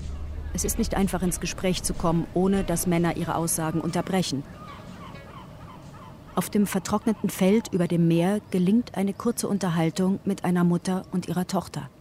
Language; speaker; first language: German; native; German